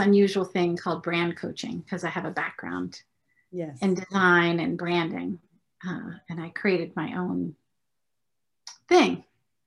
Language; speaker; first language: English; native; English